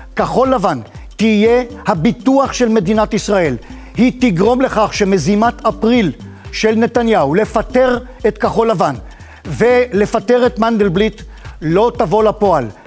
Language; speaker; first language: Hebrew; native; Hebrew